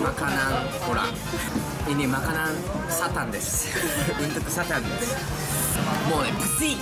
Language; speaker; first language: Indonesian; non-native, learner; Japanese